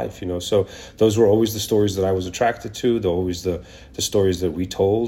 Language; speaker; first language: English; non-native, local second language; Hebrew